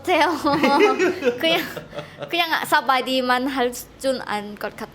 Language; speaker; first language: Korean; non-native, fluent; Lao